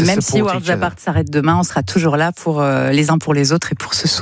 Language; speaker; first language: French; native; French